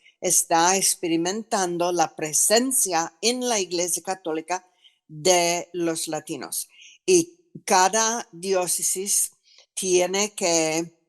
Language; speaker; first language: Spanish; non-native, fluent; English